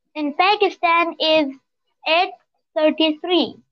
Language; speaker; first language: English; non-native, local second language; Pashto